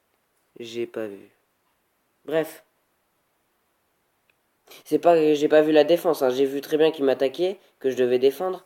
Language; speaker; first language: French; native; French